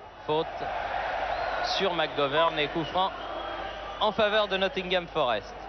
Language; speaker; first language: French; native; French